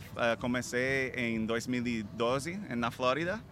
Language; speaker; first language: Portuguese; non-native, fluent; English